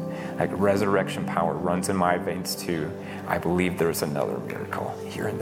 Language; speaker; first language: English; native; English